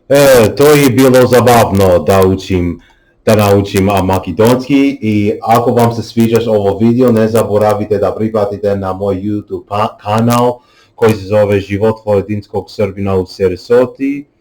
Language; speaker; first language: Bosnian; non-native, learner; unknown